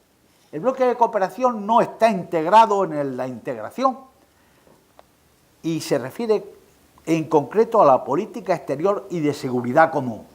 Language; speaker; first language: Spanish; native; Spanish